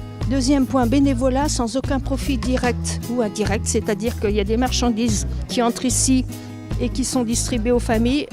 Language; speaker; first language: French; native; French